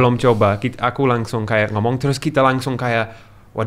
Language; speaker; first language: Indonesian; non-native, learner; English